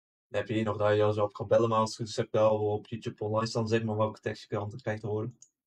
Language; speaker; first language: Dutch; native; Dutch